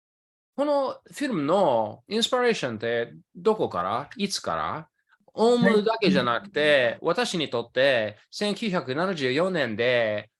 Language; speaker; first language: Japanese; early bilingual, other home language; English